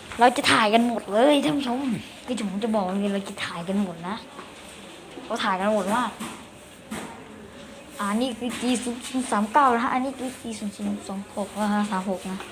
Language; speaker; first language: Thai; native; Thai